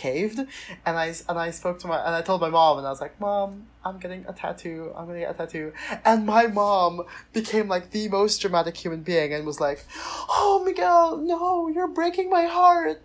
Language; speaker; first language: English; non-native, local second language; Filipino